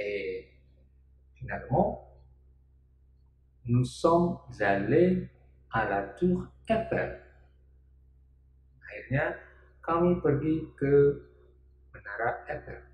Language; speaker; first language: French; non-native, fluent; Indonesian